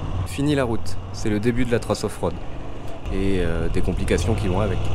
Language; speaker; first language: French; native; French